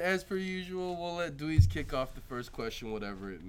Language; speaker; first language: English; early bilingual, other home language; Korean